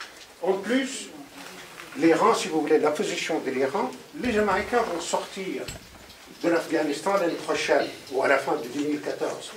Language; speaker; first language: French; non-native, fluent; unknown